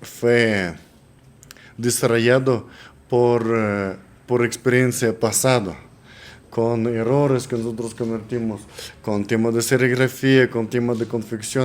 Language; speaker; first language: Spanish; non-native, learner; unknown